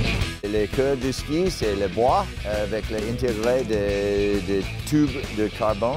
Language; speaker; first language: French; non-native, learner; English